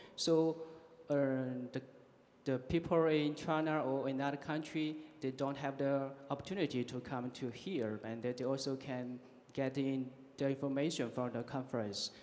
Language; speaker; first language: English; non-native, learner; Chinese